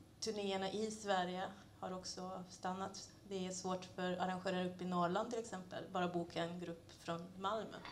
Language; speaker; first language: Swedish; non-native, fluent; Hungarian